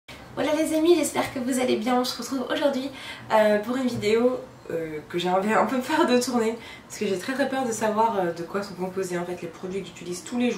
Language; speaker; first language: French; native; French